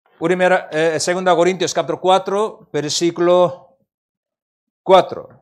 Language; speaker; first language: Spanish; non-native, learner; Korean